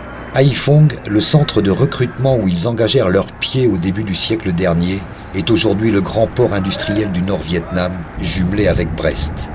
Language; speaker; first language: French; native; French